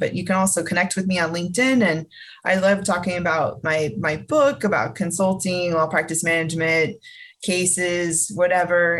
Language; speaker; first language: English; native; English